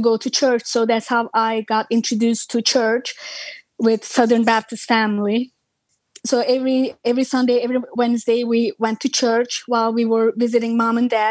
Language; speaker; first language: English; non-native, fluent; Turkish